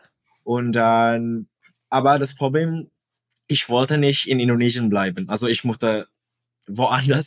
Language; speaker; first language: German; non-native, fluent; Indonesian